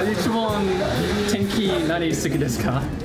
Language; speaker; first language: Japanese; non-native, learner; English